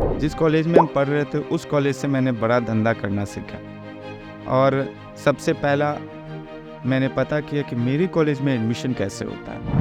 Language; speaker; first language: Hindi; native; Hindi